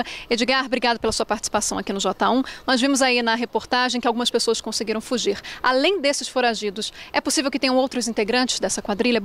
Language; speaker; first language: Portuguese; native; Portuguese